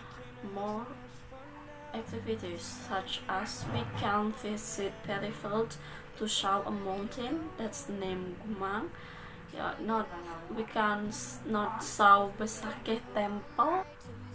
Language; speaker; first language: English; non-native, learner; Balinese